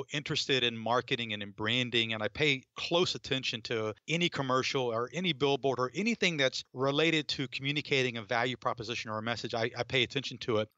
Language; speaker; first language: English; native; English